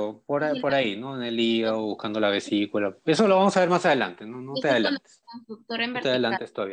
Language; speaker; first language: Spanish; native; Spanish